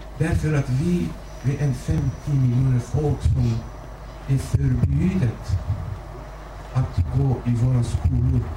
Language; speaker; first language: Swedish; non-native, fluent; Kurdish